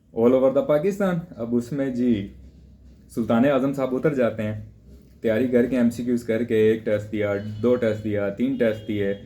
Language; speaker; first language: Urdu; non-native, local second language; Punjabi